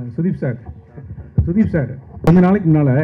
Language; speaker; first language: Tamil; native; Tamil